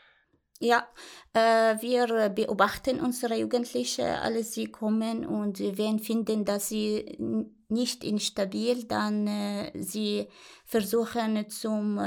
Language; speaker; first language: German; non-native, learner; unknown